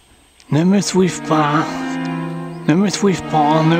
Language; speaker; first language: French; non-native, learner; English